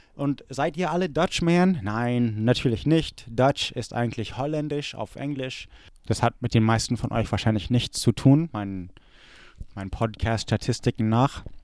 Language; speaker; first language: German; early bilingual, other home language; English